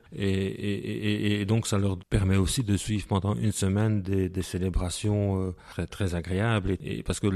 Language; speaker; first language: French; native; French